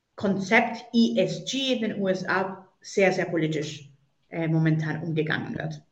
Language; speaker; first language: German; non-native, fluent; Spanish